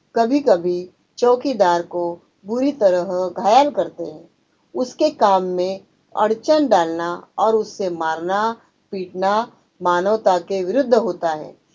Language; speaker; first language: Hindi; non-native, local second language; Marathi